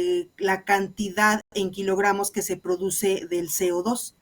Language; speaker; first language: Spanish; native; Spanish